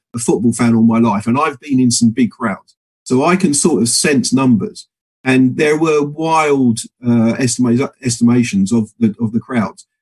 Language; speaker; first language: English; native; English